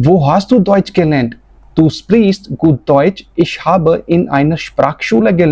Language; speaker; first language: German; non-native, fluent; Hindi